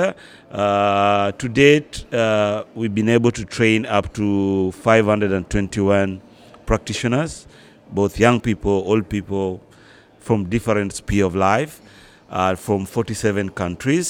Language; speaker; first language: English; non-native, local second language; Luo (Kenya and Tanzania)